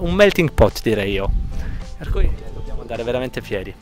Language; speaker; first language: Italian; native; Italian